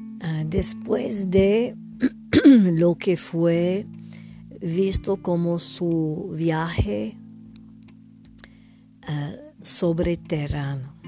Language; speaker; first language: Spanish; non-native, learner; English